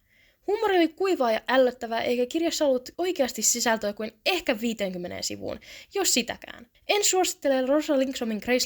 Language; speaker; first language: Finnish; native; Finnish